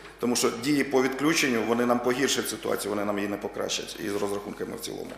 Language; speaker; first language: Ukrainian; native; Ukrainian